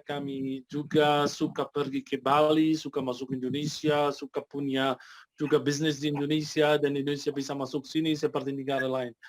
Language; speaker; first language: Indonesian; non-native, fluent; Arabic